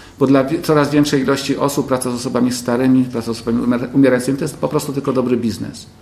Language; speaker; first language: Polish; native; Polish